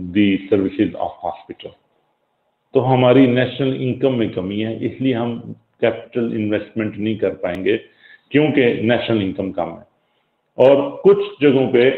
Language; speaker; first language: Urdu; native; Urdu